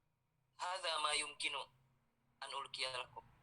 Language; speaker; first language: Arabic; non-native, learner; Indonesian